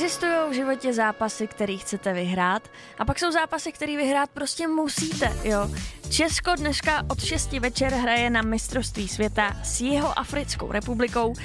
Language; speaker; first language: Czech; native; Czech